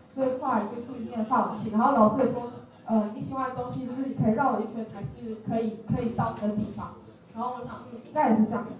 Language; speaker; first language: Chinese; native; Chinese